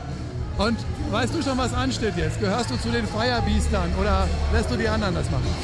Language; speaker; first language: German; native; German